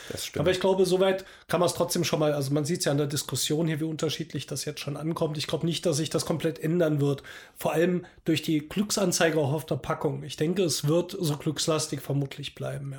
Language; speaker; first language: German; native; German